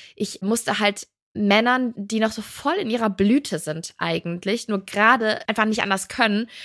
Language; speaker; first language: German; native; German